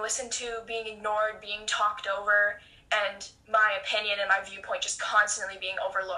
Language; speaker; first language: English; native; English